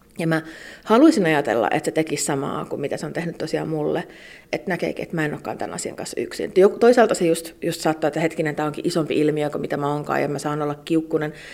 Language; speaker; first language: Finnish; native; Finnish